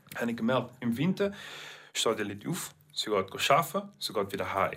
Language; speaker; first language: German; non-native, learner; English